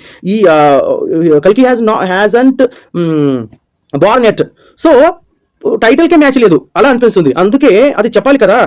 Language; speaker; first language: Telugu; non-native, learner; Kannada